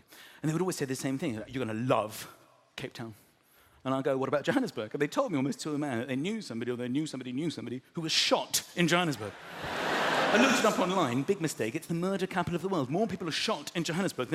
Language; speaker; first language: English; native; English